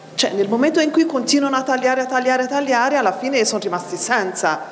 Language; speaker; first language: Italian; non-native, fluent; Malagasy